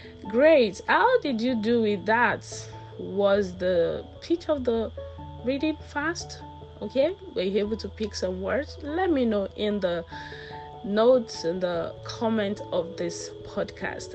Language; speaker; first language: English; non-native, local second language; Yoruba